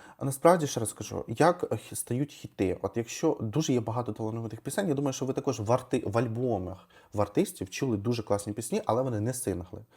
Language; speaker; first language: Ukrainian; non-native, local second language; Russian